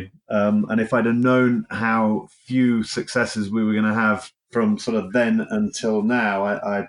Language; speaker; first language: English; native; English